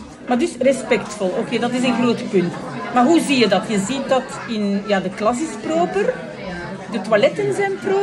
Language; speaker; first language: Dutch; non-native, fluent; French